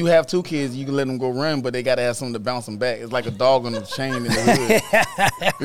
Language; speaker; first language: English; native; English